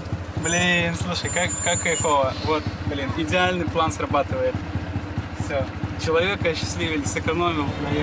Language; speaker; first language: Russian; native; Russian